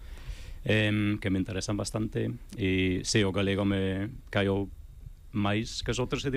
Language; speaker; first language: Galician; non-native, fluent; English